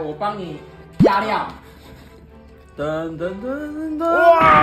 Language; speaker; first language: Chinese; native; Chinese